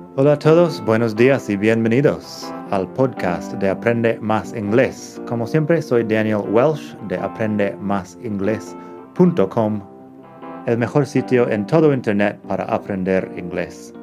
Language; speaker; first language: Spanish; non-native, fluent; English